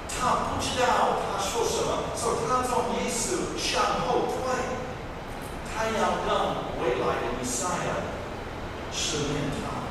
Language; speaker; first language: Chinese; non-native, fluent; English